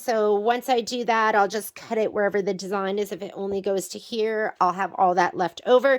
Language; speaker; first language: English; native; English